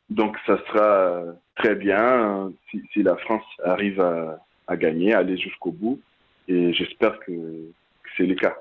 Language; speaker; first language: French; non-native, fluent; Portuguese